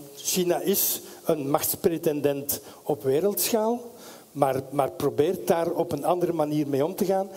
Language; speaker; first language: Dutch; native; Dutch